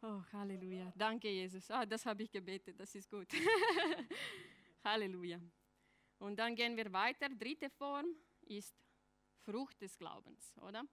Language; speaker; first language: German; non-native, fluent; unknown